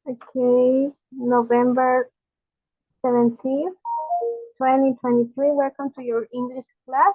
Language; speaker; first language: English; non-native, learner; Spanish